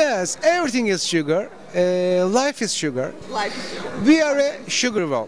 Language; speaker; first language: English; non-native, learner; Turkish